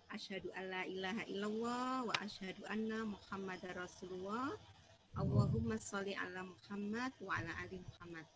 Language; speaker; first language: Indonesian; non-native, local second language; Javanese